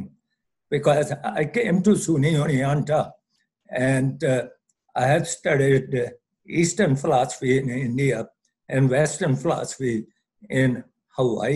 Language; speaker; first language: English; non-native, local second language; Punjabi